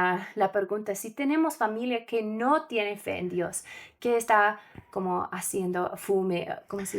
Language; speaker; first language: Spanish; non-native, learner; English